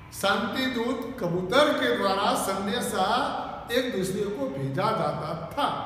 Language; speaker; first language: Hindi; non-native, local second language; Gujarati